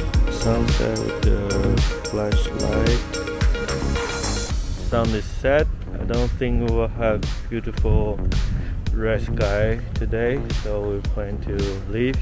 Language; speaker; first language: English; non-native, fluent; Chinese